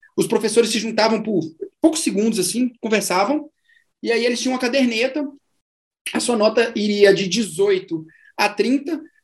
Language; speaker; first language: Portuguese; native; Portuguese